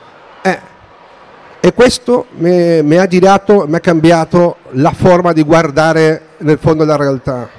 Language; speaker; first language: Italian; non-native, fluent; Spanish